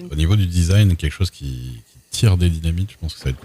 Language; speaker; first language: French; native; French